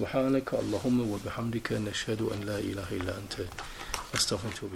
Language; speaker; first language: Turkish; native; Turkish